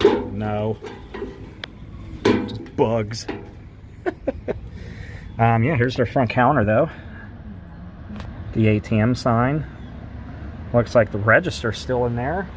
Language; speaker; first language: English; native; English